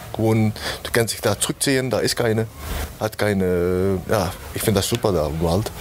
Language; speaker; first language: German; non-native, learner; Dutch